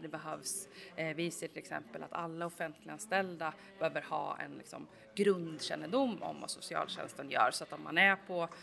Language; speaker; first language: Swedish; native; Swedish